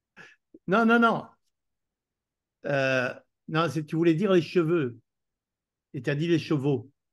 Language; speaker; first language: French; native; French